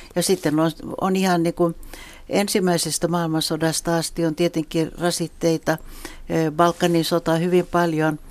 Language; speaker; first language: Finnish; non-native, local second language; Swedish